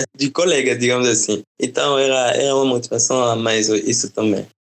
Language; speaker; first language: Portuguese; non-native, fluent; French